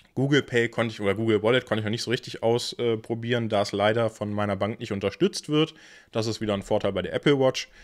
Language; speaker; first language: German; native; German